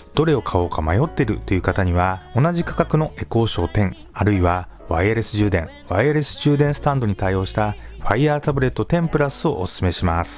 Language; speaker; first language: Japanese; native; Japanese